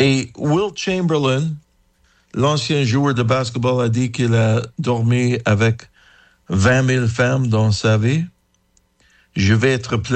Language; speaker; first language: French; non-native, learner; English